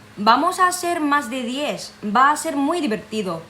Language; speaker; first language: Spanish; non-native, fluent; Korean